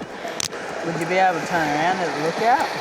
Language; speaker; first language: English; native; English